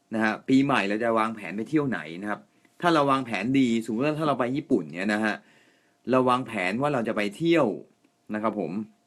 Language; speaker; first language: Thai; non-native, fluent; Japanese